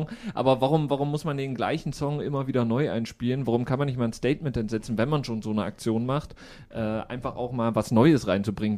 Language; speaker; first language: German; native; German